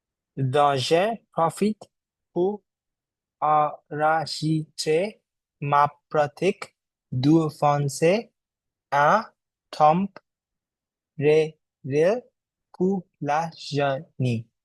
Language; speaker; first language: French; non-native, learner; Bangla